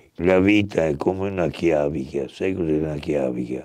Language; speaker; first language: Italian; native; Italian